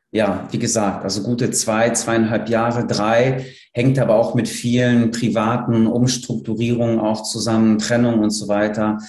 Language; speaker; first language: German; early bilingual, other home language; Polish